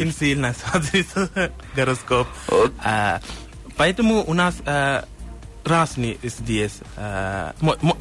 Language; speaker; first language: Russian; non-native, learner; Sinhala